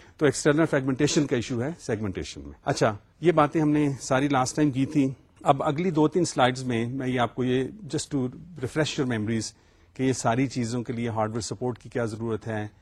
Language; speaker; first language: Urdu; native; Urdu